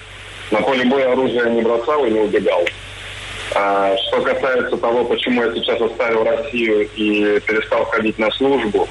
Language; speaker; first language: Russian; native; Russian